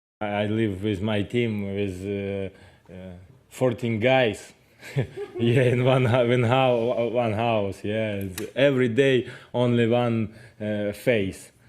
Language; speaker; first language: English; non-native, learner; Ukrainian